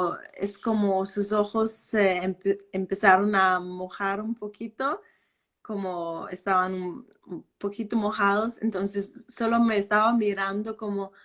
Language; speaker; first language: Spanish; non-native, fluent; Danish